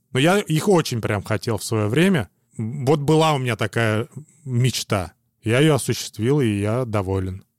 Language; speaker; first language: Russian; native; Russian